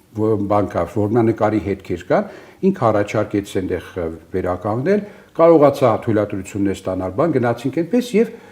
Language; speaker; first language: Armenian; early bilingual, other home language; Italian